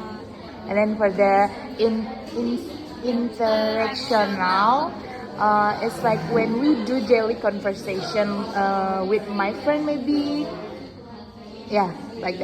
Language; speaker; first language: English; non-native, learner; Indonesian